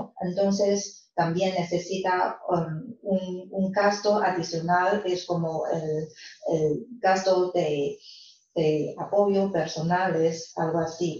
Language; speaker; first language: Spanish; non-native, fluent; Chinese